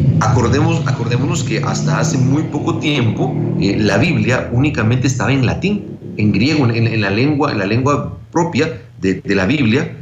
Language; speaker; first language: Spanish; native; Spanish